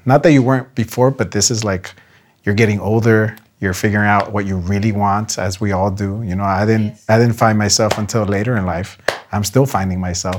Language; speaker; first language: English; early bilingual, other home language; Spanish